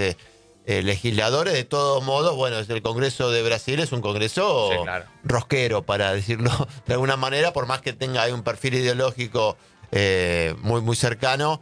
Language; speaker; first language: Spanish; native; Spanish